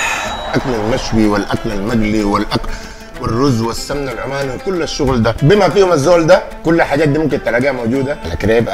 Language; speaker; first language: Arabic; native; Arabic